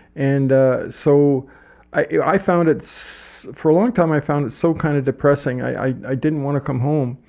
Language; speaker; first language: English; native; English